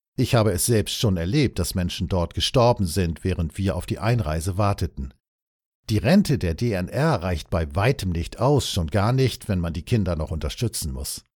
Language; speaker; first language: German; native; German